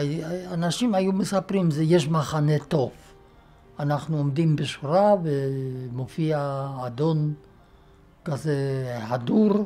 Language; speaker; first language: Hebrew; non-native, fluent; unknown